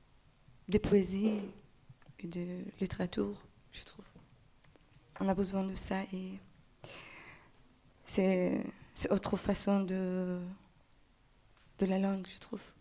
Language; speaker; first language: French; non-native, learner; Persian